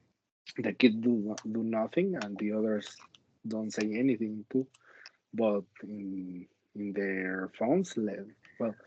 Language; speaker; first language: English; non-native, learner; Spanish